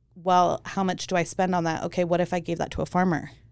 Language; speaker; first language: English; early bilingual, heritage; German